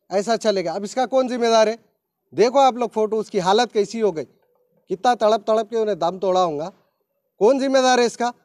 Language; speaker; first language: Hindi; native; Hindi